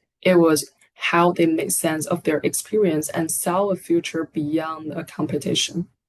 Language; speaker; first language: English; non-native, fluent; Chinese